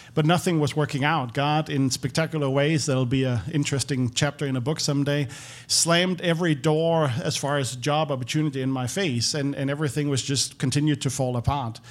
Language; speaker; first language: English; non-native, fluent; Danish